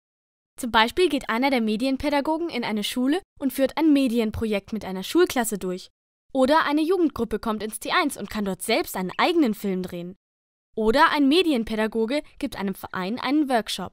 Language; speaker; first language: German; native; German